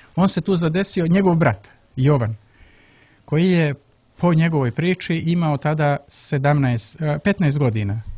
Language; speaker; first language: Serbian; native; Serbian